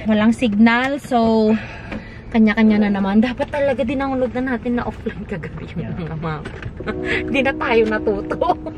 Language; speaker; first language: Filipino; native; Filipino